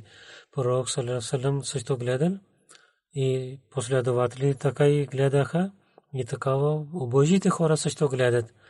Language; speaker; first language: Bulgarian; non-native, learner; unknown